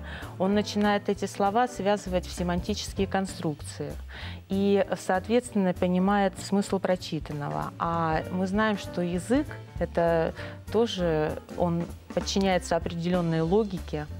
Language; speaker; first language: Russian; native; Russian